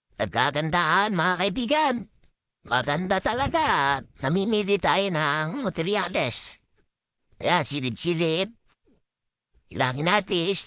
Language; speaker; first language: Filipino; non-native, local second language; Bikol